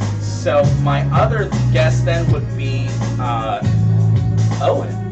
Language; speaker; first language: English; native; English